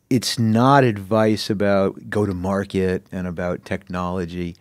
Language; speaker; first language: English; native; English